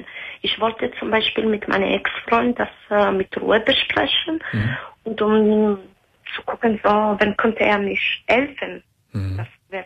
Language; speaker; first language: German; non-native, learner; Italian